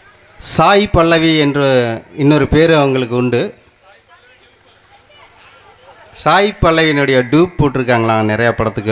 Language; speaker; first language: Tamil; native; Tamil